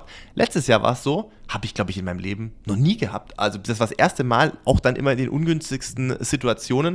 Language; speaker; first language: German; native; German